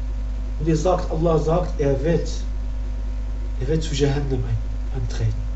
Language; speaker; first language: German; non-native, learner; Arabic